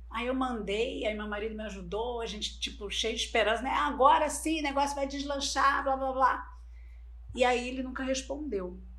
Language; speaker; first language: Portuguese; non-native, local second language; Spanish